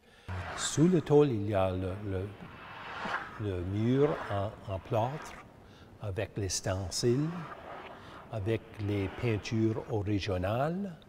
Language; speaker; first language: French; early bilingual, heritage; English